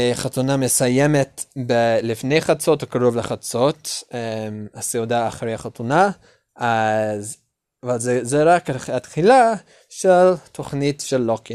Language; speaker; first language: Hebrew; non-native, learner; English